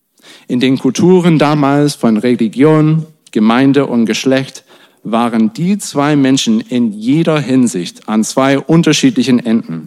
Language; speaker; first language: German; non-native, fluent; English